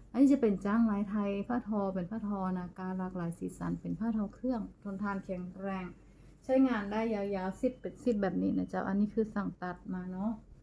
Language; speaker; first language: Thai; native; Thai